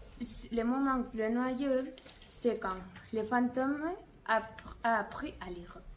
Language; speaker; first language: French; non-native, learner; Catalan